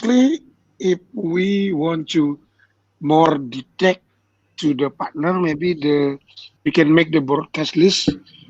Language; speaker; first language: English; non-native, learner; Indonesian